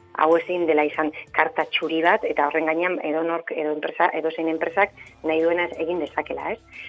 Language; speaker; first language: Basque; native; Basque